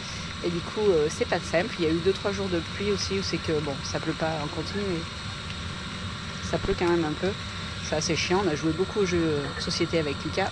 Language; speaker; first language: French; native; French